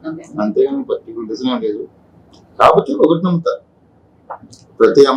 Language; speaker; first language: Telugu; native; Telugu